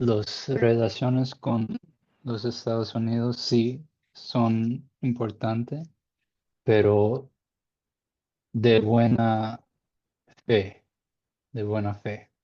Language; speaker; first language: Spanish; non-native, learner; English